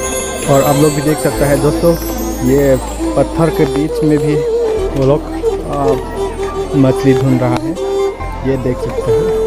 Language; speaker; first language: Hindi; non-native, local second language; Karbi